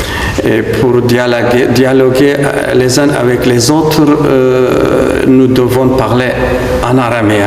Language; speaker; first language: French; non-native, fluent; Aramaic